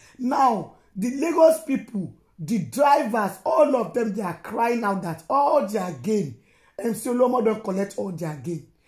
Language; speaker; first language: Nigerian Pidgin; non-native, local second language; Yoruba